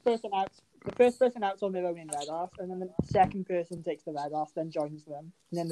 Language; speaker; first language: English; native; English